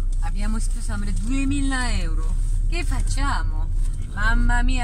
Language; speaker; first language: Italian; non-native, learner; Korean